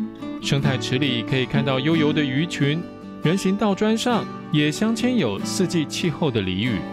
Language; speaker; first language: Chinese; native; Chinese